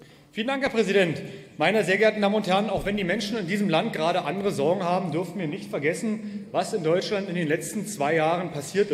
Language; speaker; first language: German; native; German